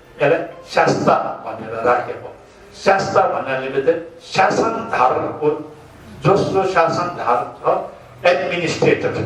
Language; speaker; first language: Nepali; non-native, local second language; Sherpa